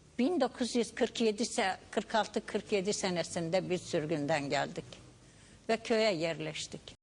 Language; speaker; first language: Turkish; non-native, local second language; Kurdish